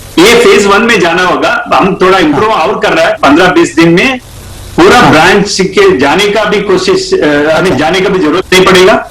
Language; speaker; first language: Hindi; non-native, local second language; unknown